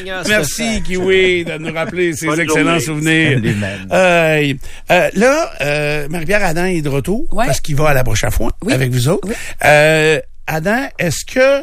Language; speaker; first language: French; native; French